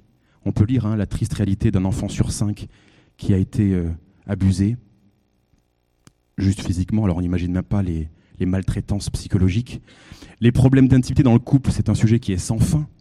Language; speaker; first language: French; native; French